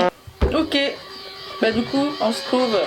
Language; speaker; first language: French; non-native, learner; Indonesian